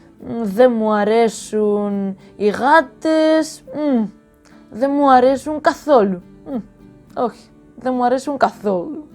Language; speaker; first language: Greek; non-native, learner; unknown